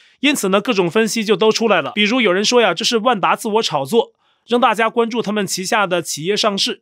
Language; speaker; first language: Chinese; native; Chinese